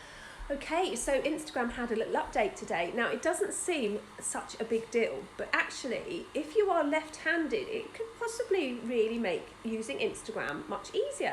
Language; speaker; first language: English; native; English